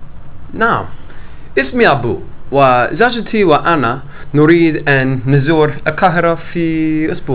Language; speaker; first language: Arabic; non-native, learner; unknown